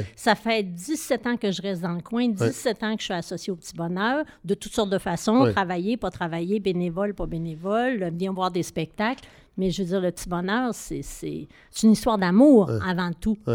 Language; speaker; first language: French; native; French